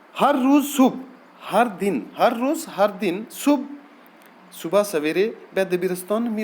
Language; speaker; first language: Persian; non-native, fluent; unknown